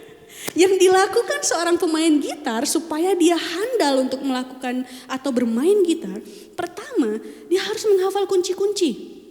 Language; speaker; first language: Indonesian; native; Indonesian